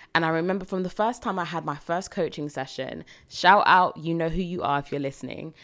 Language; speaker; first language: English; native; English